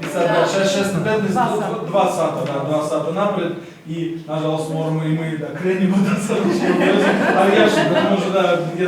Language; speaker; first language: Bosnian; non-native, fluent; Russian